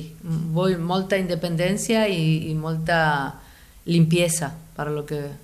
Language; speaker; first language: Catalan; non-native, learner; Spanish